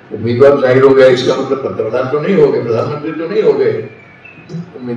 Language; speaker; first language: Hindi; non-native, local second language; Marathi